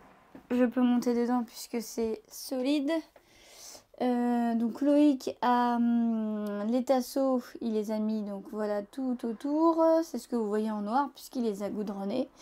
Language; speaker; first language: French; native; French